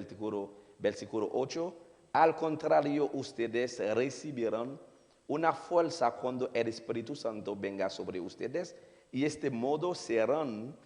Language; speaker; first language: Spanish; non-native, learner; Haitian Creole